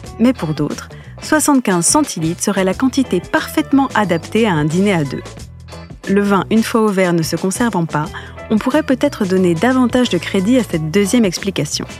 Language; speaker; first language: French; native; French